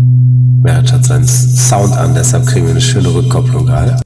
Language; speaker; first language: German; native; German